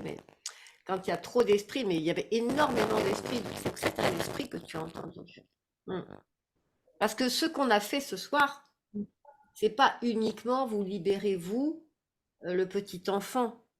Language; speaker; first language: French; native; French